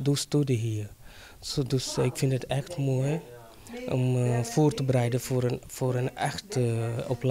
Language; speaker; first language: Dutch; non-native, learner; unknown